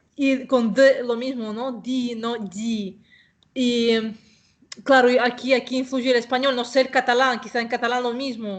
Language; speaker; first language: Spanish; non-native, fluent; Russian